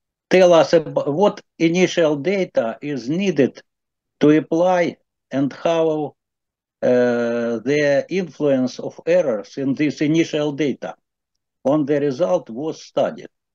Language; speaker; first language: English; non-native, learner; Ukrainian